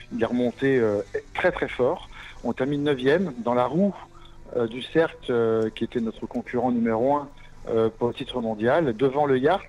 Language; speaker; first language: French; native; French